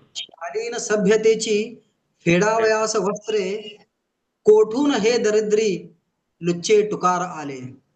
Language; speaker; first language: Marathi; non-native, local second language; Telugu